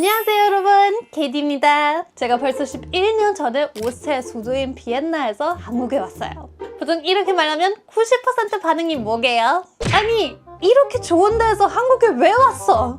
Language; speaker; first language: Korean; non-native, fluent; German